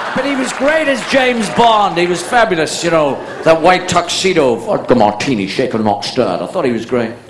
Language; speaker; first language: English; native; English